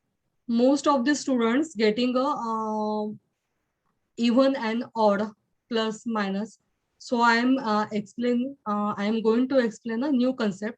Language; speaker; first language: English; non-native, learner; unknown